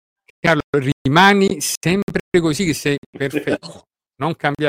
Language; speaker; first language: Italian; native; Italian